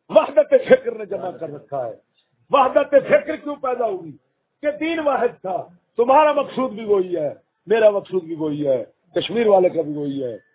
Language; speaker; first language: Urdu; native; Urdu